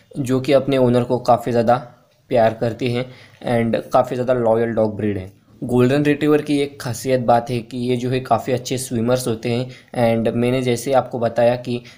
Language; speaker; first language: Hindi; native; Hindi